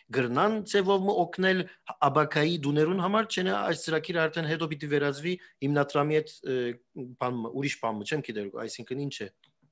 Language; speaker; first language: Armenian; early bilingual, heritage; Armenian